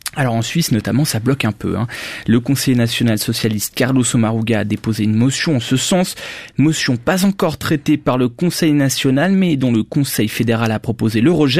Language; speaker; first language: French; native; French